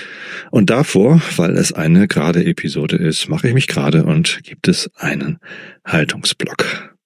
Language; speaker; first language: German; native; German